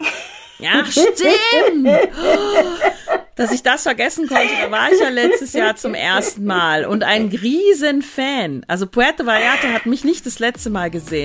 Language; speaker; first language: German; native; German